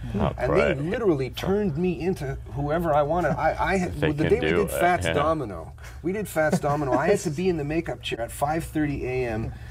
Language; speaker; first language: English; native; English